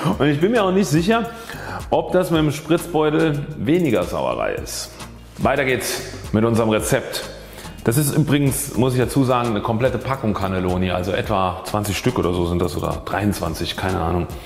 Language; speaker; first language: German; native; German